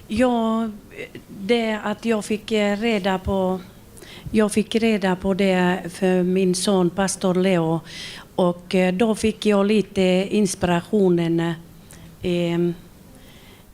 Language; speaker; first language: Swedish; non-native, local second language; Finnish